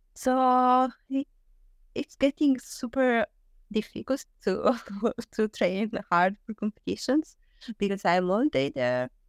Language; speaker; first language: English; non-native, learner; Italian